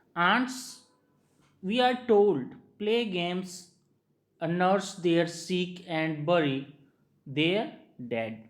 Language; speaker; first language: English; non-native, local second language; Gujarati